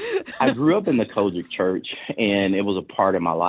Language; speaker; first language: English; native; English